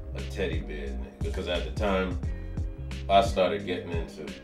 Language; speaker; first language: English; native; English